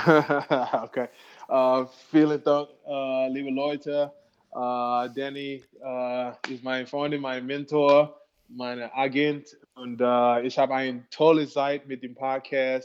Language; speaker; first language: German; non-native, learner; English